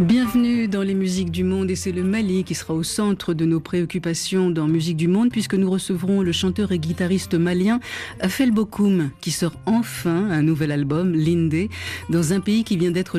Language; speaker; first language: French; native; French